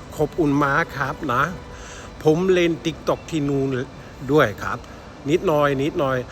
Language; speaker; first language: Thai; non-native, learner; German